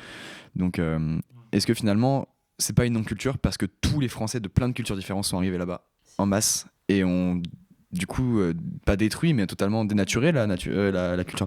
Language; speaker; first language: French; native; French